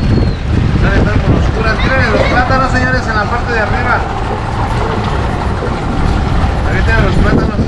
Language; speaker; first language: Spanish; native; Spanish